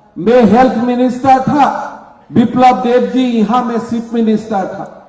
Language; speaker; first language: Hindi; non-native, local second language; Assamese